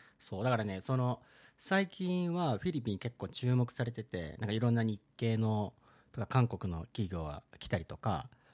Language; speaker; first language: Japanese; early bilingual, heritage; Japanese